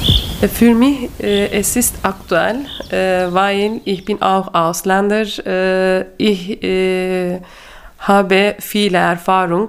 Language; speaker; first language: German; non-native, learner; Turkish